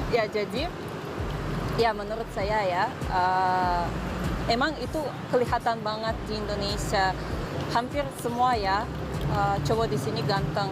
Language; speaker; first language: Indonesian; non-native, fluent; Russian